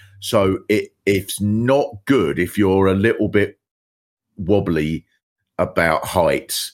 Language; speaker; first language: English; native; English